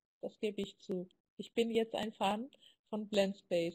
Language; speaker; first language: German; non-native, fluent; Greek